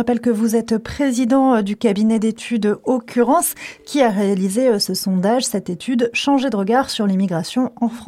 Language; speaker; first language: French; native; French